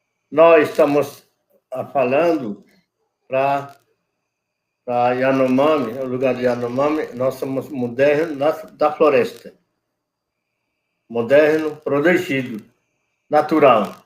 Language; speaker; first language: Portuguese; non-native, local second language; Yanomámi